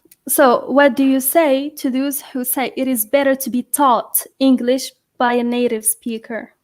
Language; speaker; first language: English; non-native, fluent; Arabic